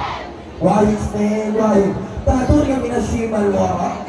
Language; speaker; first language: Arabic; non-native, learner; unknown